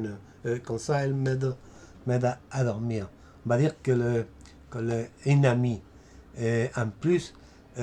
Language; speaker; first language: French; non-native, fluent; Spanish